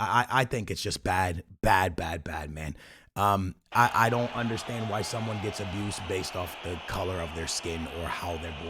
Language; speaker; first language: English; native; English